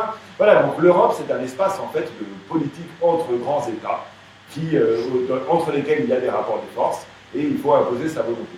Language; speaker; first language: French; native; French